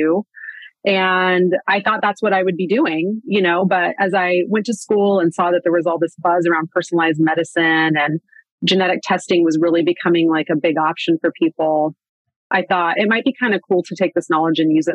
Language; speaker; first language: English; native; English